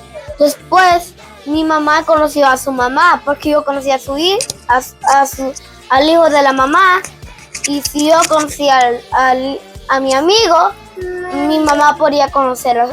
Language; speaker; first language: Spanish; early bilingual, heritage; Spanish